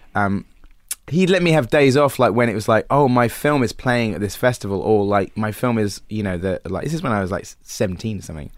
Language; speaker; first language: English; native; English